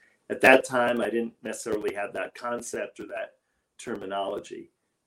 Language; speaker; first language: English; native; English